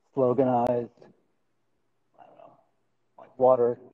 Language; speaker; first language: English; native; English